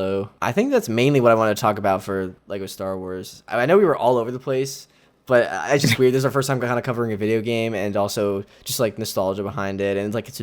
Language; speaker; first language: English; native; English